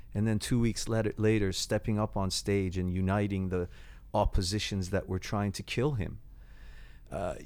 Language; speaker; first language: English; native; English